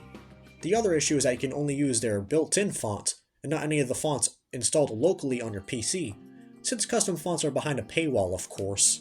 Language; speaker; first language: English; native; English